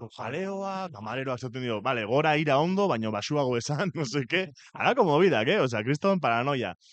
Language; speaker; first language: Basque; non-native, local second language; Spanish